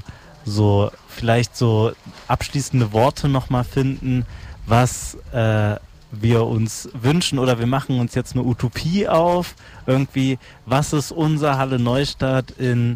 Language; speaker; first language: German; native; German